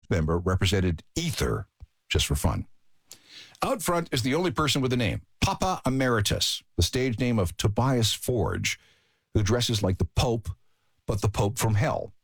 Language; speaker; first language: English; native; English